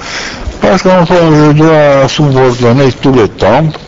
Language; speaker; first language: French; non-native, learner; Romanian